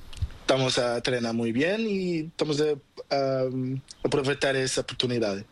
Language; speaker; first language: Spanish; non-native, learner; Portuguese